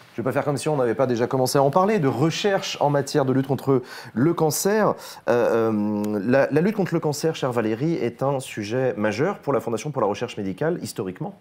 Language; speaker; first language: French; native; French